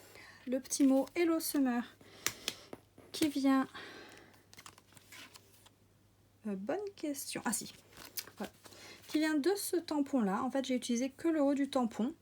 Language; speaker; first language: French; native; French